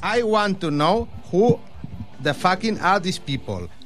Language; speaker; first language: English; non-native, learner; Spanish